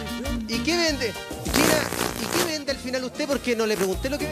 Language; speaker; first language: Spanish; native; Spanish